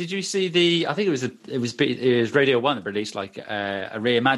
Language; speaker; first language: English; native; English